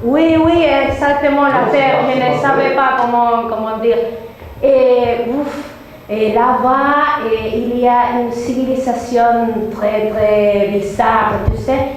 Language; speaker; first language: French; non-native, learner; Spanish